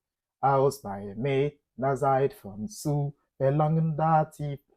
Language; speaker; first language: German; non-native, fluent; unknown